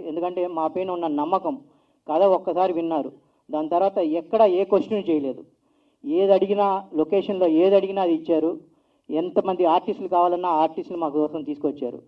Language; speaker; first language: Telugu; native; Telugu